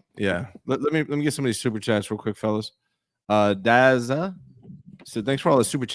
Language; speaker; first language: English; native; English